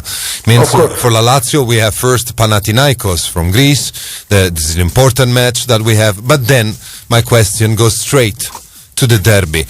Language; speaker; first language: English; non-native, fluent; Italian